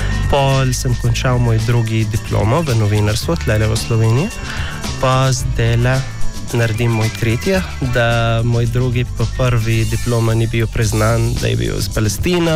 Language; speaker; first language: Slovenian; non-native, learner; Arabic